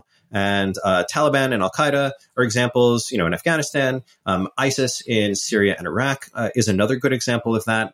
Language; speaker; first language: English; native; English